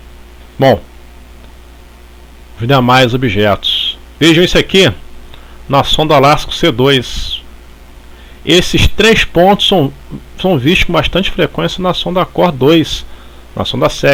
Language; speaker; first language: Portuguese; native; Portuguese